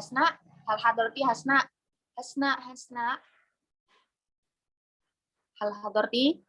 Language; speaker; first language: Arabic; non-native, learner; Indonesian